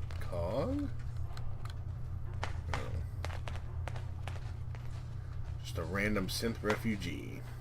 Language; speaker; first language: English; native; English